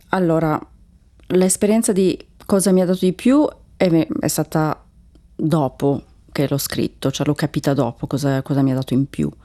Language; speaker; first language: Italian; non-native, fluent; Turkish